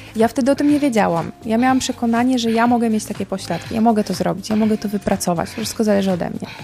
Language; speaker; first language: Polish; native; Polish